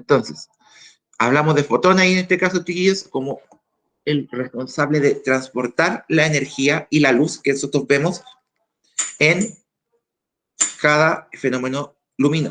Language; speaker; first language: Spanish; native; Spanish